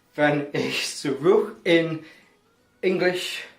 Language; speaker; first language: German; non-native, learner; English